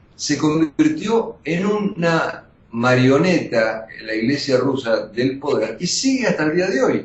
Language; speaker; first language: Spanish; early bilingual, other home language; Russian